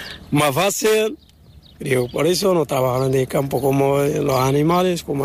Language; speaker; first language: Spanish; non-native, learner; Arabic